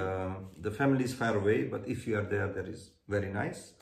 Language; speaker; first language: English; non-native, learner; Hungarian